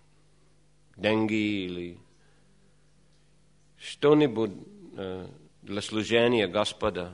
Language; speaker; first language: Russian; non-native, fluent; English